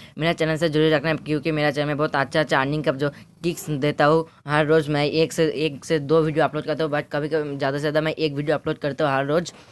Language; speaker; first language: Hindi; non-native, local second language; Bangla